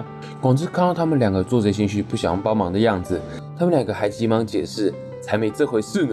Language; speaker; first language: Chinese; native; Chinese